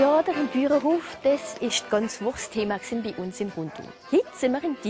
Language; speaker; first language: German; non-native, fluent; French